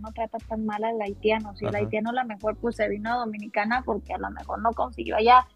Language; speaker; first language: Spanish; native; Spanish